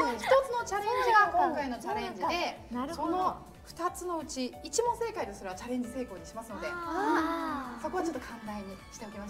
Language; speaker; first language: Japanese; native; Japanese